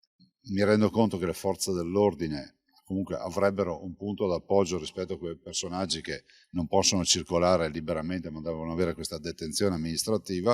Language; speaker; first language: Italian; native; Italian